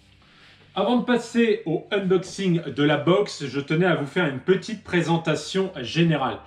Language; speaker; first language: French; native; French